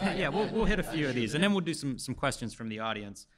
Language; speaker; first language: English; native; English